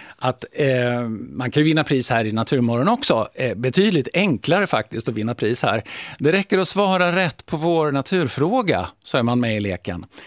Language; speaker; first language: Swedish; native; Swedish